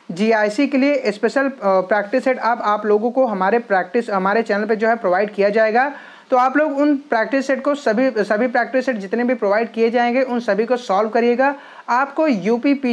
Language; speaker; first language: Hindi; native; Hindi